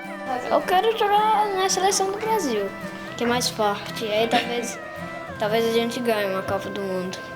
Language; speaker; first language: Portuguese; early bilingual, heritage; Portuguese